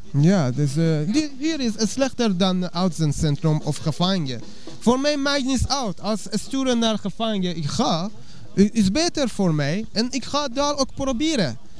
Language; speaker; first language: Dutch; non-native, learner; Persian